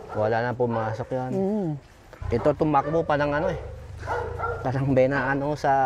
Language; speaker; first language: Filipino; non-native, learner; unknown